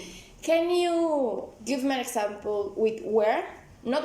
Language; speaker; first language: English; non-native, learner; Spanish